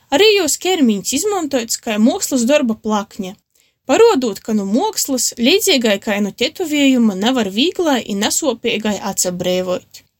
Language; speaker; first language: Latvian; native; Latvian